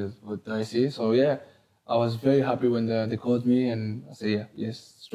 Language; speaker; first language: English; non-native, learner; French